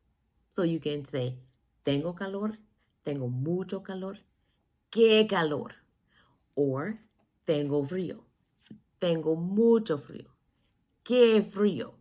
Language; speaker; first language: Spanish; non-native, fluent; English